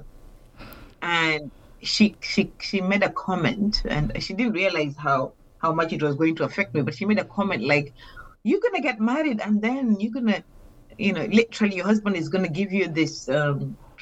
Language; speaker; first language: English; non-native, local second language; Swahili